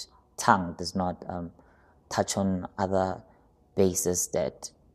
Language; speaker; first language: English; non-native, local second language; Northern Sotho